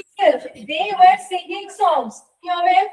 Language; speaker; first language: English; non-native, local second language; Bangla